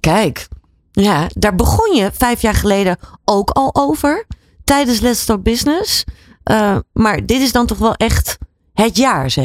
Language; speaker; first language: Dutch; native; Dutch